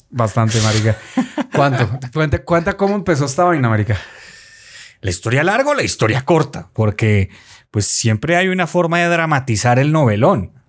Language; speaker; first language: Spanish; native; Spanish